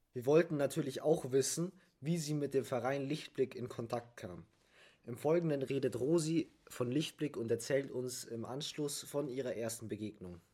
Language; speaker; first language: German; native; German